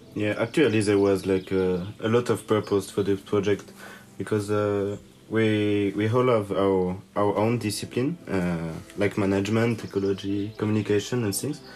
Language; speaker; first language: English; non-native, learner; French